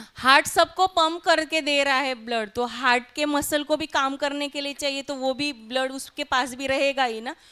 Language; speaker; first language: Hindi; non-native, local second language; Marathi